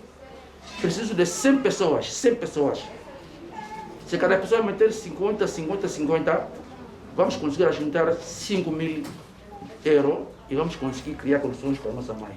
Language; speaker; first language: Portuguese; native; Portuguese